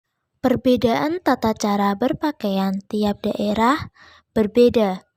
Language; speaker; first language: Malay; non-native, local second language; Javanese